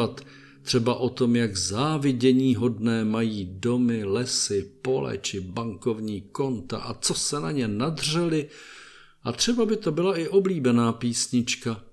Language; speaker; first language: Czech; native; Czech